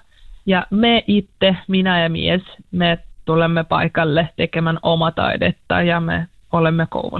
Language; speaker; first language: Finnish; non-native, learner; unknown